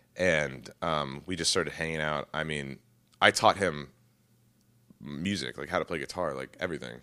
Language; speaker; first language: English; native; English